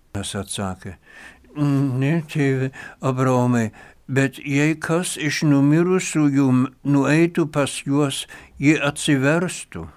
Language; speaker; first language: Lithuanian; non-native, fluent; German